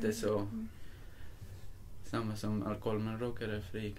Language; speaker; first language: Swedish; non-native, learner; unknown